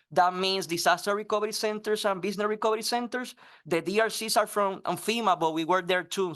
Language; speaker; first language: English; non-native, fluent; Spanish